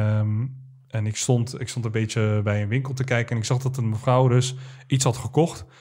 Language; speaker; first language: Dutch; early bilingual, other home language; Arabic